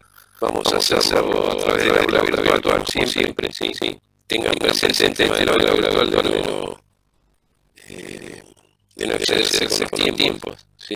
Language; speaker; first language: Spanish; native; Spanish